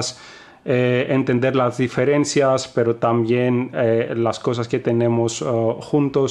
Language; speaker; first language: Spanish; non-native, fluent; Greek